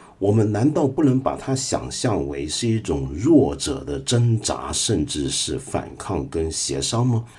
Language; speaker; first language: Chinese; non-native, local second language; Cantonese